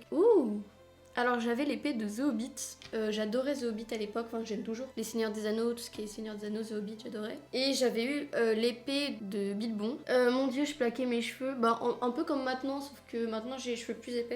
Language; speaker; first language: French; native; French